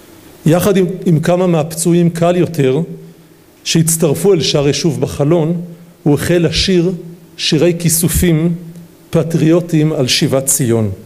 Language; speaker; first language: Hebrew; native; Hebrew